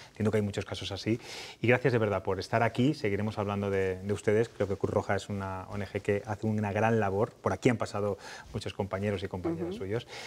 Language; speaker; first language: Spanish; native; Spanish